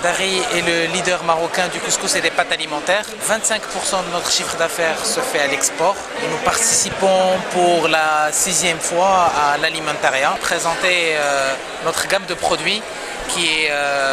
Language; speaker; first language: French; non-native, local second language; Arabic